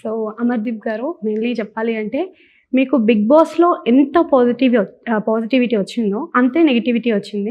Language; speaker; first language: Telugu; native; Telugu